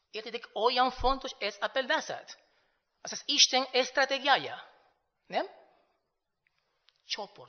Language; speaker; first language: Hungarian; non-native, fluent; Spanish